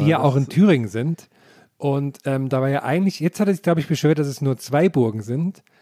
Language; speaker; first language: German; native; German